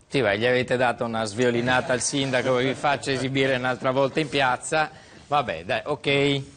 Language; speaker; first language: Italian; native; Italian